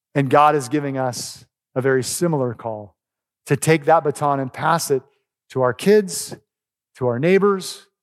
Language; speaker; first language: English; native; English